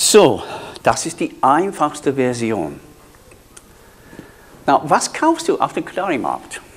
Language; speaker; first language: German; non-native, fluent; English